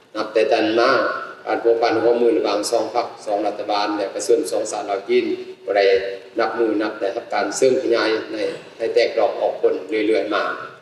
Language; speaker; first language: Lao; non-native, fluent; Chinese